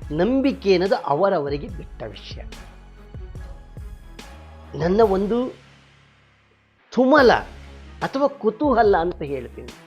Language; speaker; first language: Kannada; native; Kannada